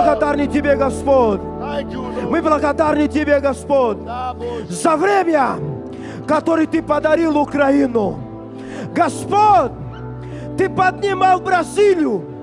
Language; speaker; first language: Russian; non-native, learner; Portuguese